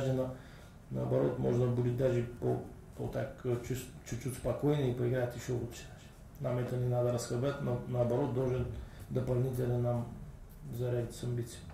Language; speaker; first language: Russian; non-native, learner; Bulgarian